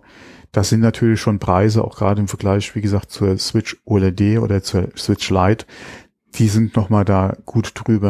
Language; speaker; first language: German; native; German